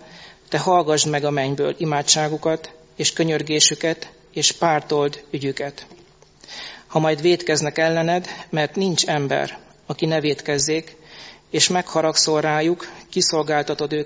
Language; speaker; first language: Hungarian; native; Hungarian